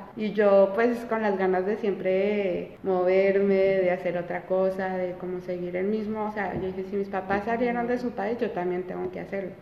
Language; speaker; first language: Spanish; early bilingual, heritage; Spanish